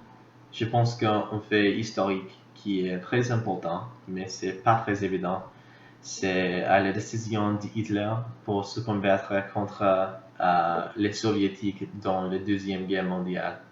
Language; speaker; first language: French; non-native, fluent; English